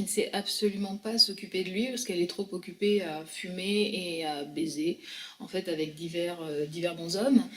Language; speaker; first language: French; native; French